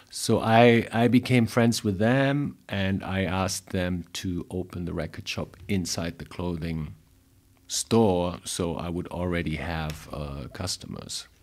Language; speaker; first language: English; non-native, fluent; German